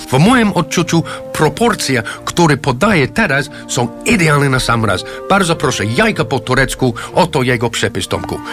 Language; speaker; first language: Polish; non-native, fluent; English